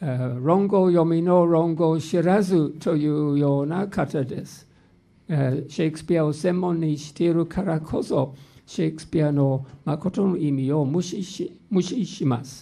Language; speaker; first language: Japanese; non-native, fluent; English